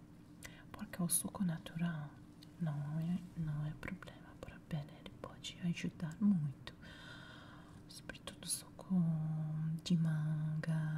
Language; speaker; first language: Portuguese; non-native, fluent; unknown